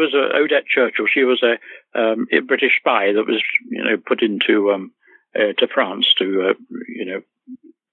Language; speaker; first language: English; native; English